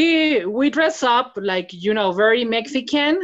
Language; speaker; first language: English; non-native, learner; Spanish